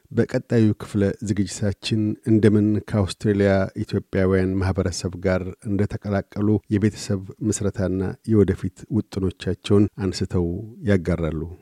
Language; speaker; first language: Amharic; native; Amharic